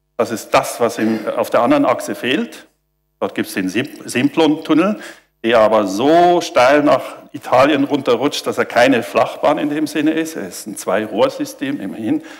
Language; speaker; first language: German; native; German